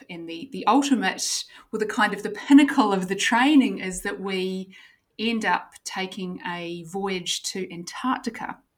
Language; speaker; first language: English; native; English